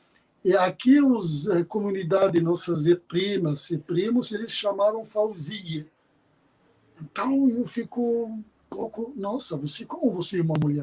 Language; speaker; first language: Portuguese; non-native, fluent; Arabic